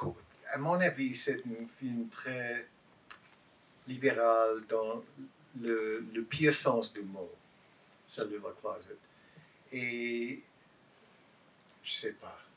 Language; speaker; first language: French; non-native, learner; English